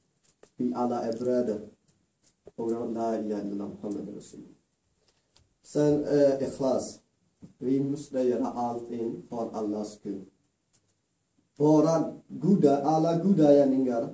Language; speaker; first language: Swedish; non-native, fluent; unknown